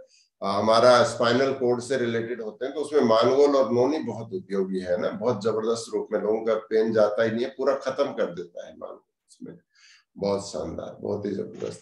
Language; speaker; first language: Hindi; native; Hindi